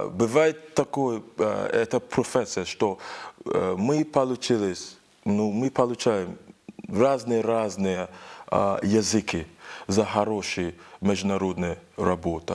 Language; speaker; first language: Russian; non-native, learner; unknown